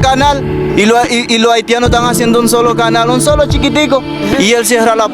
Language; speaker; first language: Spanish; native; Spanish